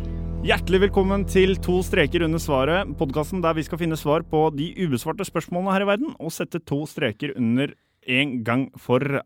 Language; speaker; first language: Norwegian; native; Norwegian